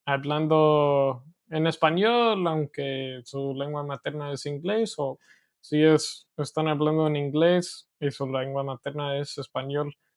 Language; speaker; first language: Spanish; non-native, learner; English